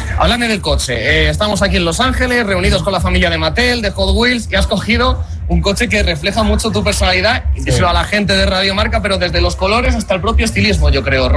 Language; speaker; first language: Spanish; native; Spanish